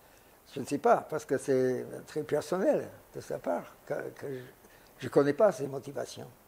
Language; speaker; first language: French; non-native, fluent; English